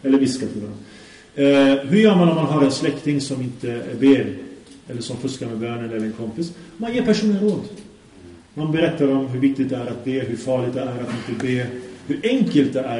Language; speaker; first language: Swedish; early bilingual, other home language; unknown